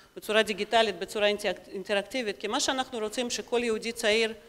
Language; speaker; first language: Hebrew; non-native, fluent; Russian